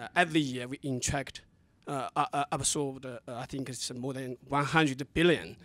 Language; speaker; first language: English; non-native, fluent; Chinese